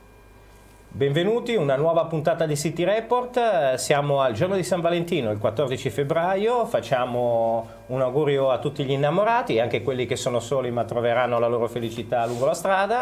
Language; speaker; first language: Italian; native; Italian